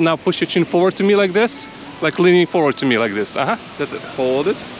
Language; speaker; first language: English; non-native, fluent; Ukrainian